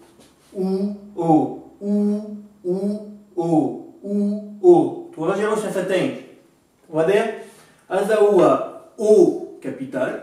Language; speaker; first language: Arabic; non-native, fluent; French